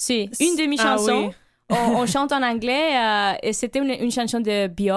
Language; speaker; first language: French; non-native, fluent; Catalan